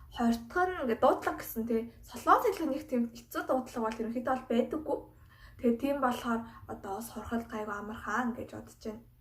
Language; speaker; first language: Mongolian; non-native, fluent; Korean